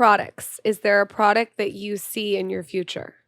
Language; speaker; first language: English; native; English